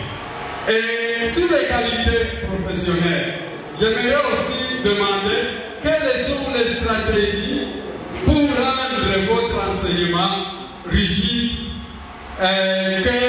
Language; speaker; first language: French; non-native, local second language; Swahili